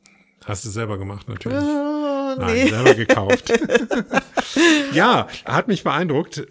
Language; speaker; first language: German; native; German